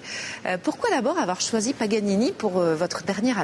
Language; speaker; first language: French; native; French